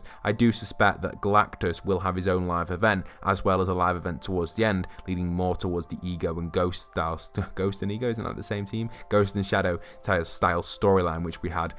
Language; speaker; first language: English; native; English